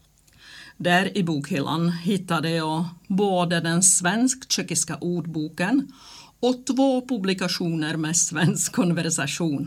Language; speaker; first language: Swedish; non-native, fluent; Czech